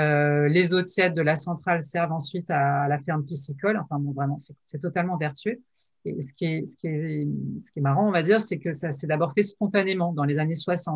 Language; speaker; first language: French; native; French